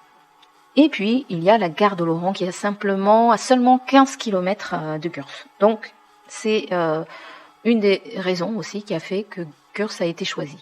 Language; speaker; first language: French; native; French